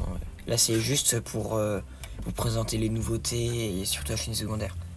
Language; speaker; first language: French; native; French